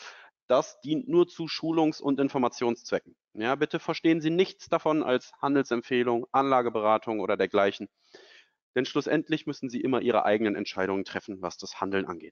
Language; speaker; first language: German; native; German